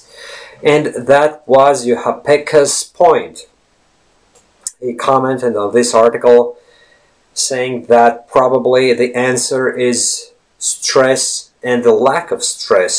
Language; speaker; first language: English; non-native, fluent; Latvian